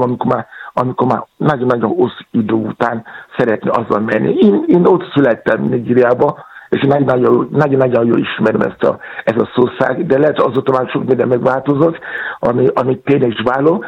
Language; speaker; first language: Hungarian; non-native, fluent; Yoruba